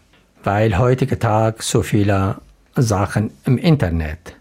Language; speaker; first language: German; non-native, learner; Arabic